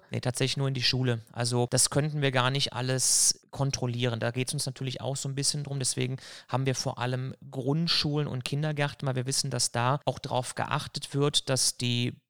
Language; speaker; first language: German; native; German